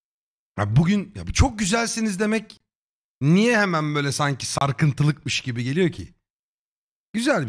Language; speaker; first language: Turkish; native; Turkish